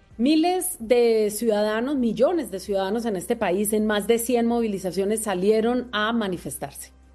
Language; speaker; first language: Spanish; native; Spanish